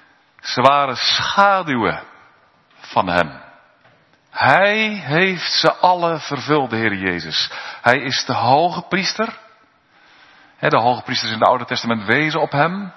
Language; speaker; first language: Dutch; native; Dutch